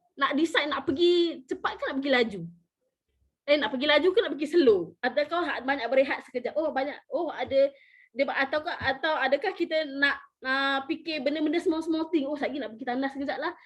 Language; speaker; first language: Malay; native; Malay